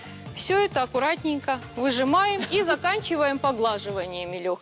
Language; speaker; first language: Russian; native; Russian